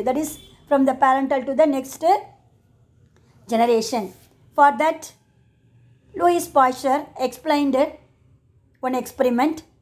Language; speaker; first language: English; non-native, local second language; Tamil